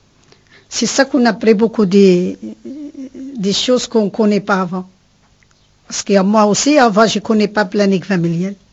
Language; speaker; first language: French; non-native, learner; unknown